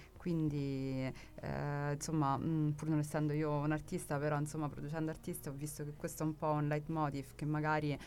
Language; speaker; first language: Italian; native; Italian